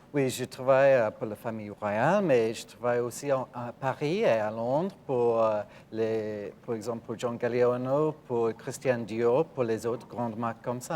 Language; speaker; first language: French; non-native, fluent; English